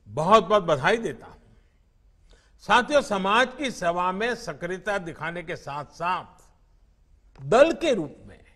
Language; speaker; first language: Hindi; non-native, local second language; Gujarati